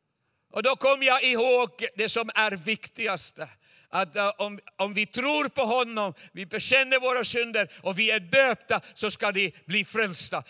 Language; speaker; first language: Swedish; non-native, fluent; Chinese